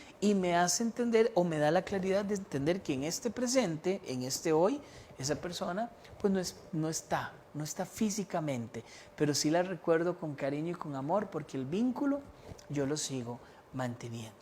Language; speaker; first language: Spanish; native; Spanish